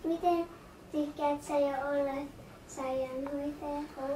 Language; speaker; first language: Finnish; early bilingual, heritage; Finnish